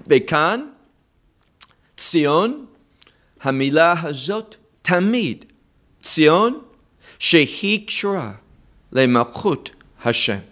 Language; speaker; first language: Hebrew; non-native, fluent; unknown